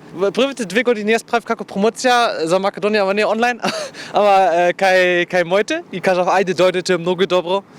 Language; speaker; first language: Macedonian; non-native, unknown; German